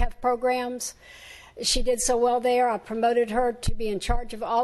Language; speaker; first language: English; native; English